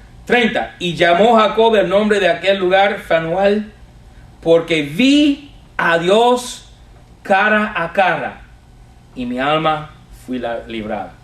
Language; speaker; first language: Spanish; non-native, fluent; English